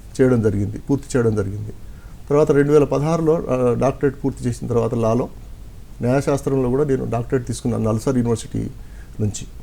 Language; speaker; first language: Telugu; non-native, local second language; Lambadi